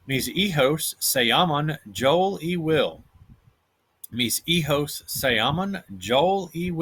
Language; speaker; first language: Spanish; non-native, fluent; English